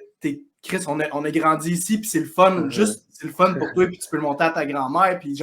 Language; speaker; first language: French; native; French